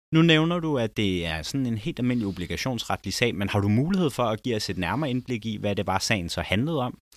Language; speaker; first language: Danish; native; Danish